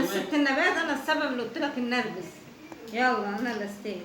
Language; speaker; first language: Egyptian Arabic; native; Egyptian Arabic